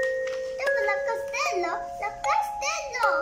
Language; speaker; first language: Italian; early bilingual, other home language; Bangla